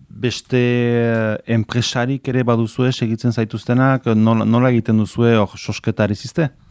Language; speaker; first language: Basque; native; Basque